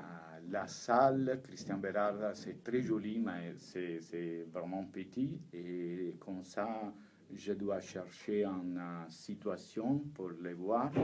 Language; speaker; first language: French; non-native, learner; Italian